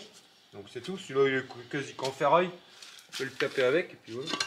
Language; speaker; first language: French; native; French